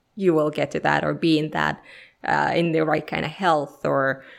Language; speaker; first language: English; non-native, fluent; Finnish